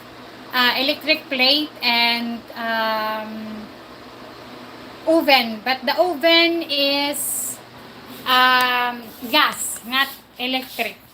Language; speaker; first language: English; non-native, local second language; Cebuano